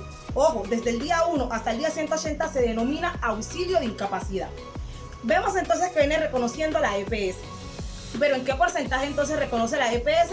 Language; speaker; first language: Spanish; native; Spanish